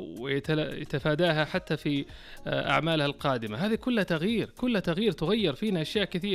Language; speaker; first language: Arabic; native; Arabic